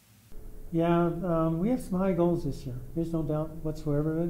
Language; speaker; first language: English; native; English